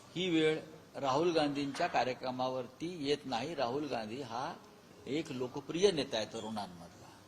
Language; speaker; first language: Marathi; native; Marathi